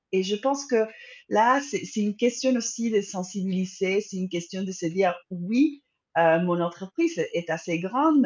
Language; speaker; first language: French; non-native, fluent; Spanish